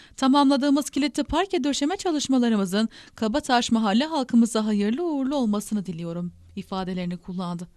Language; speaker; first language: Turkish; native; Turkish